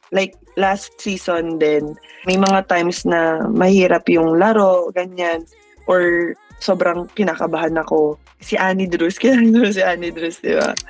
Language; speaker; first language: Filipino; native; Filipino